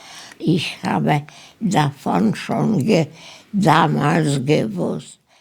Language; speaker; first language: German; non-native, learner; Polish